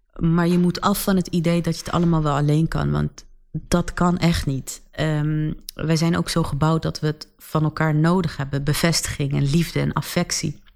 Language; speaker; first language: Dutch; early bilingual, other home language; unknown